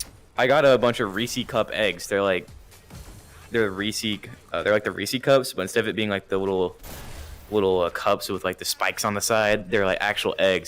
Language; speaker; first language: English; native; English